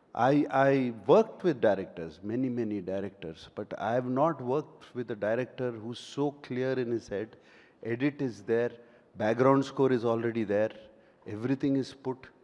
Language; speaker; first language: English; non-native, local second language; Telugu